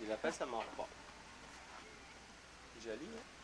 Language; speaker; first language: French; native; French